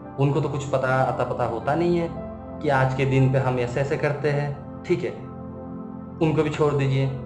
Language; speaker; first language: Hindi; non-native, local second language; Assamese